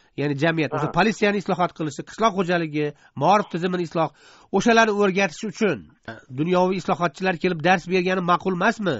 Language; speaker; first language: Uzbek; native; Uzbek